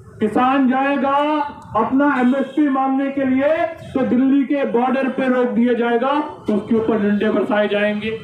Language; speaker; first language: Hindi; native; Hindi